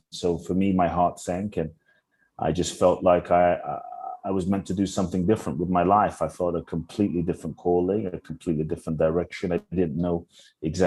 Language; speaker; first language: English; native; English